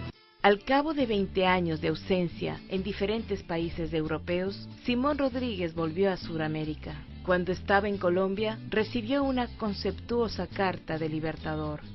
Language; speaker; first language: Spanish; native; Spanish